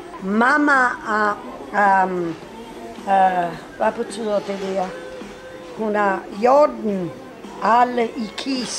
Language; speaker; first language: Swedish; non-native, learner; Italian